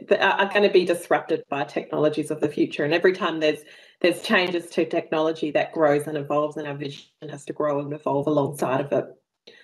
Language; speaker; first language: English; native; English